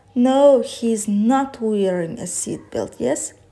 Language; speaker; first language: English; non-native, fluent; Kazakh